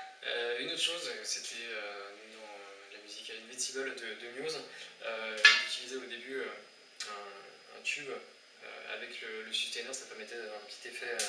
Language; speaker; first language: French; native; French